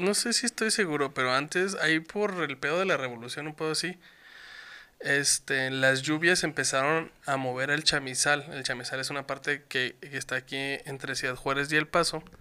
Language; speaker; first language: Spanish; native; Spanish